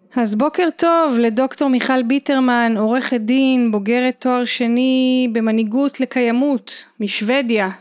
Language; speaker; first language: Hebrew; native; Hebrew